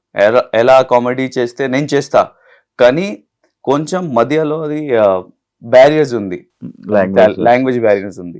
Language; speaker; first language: Telugu; non-native, learner; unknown